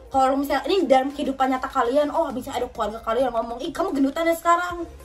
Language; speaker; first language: Indonesian; early bilingual, heritage; Indonesian